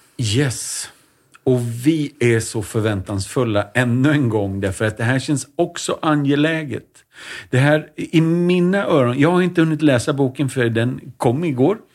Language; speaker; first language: Swedish; native; Swedish